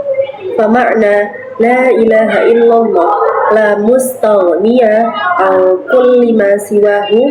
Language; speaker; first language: Arabic; non-native, learner; Indonesian